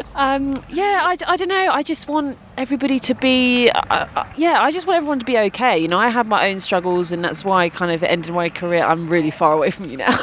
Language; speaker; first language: English; native; English